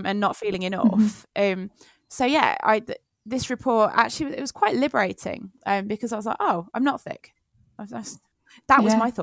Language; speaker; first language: English; native; English